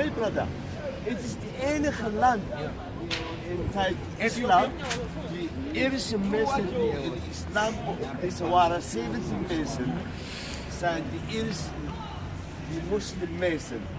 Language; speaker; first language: Dutch; non-native, learner; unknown